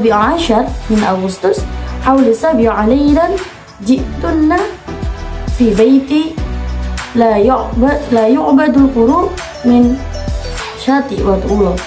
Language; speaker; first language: Arabic; non-native, learner; Indonesian